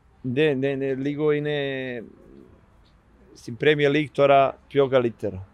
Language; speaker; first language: Greek; non-native, learner; Serbian